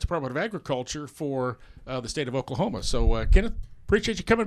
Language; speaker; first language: English; native; English